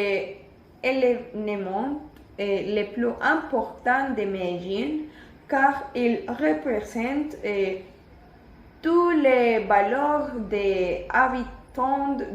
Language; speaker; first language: French; non-native, learner; Spanish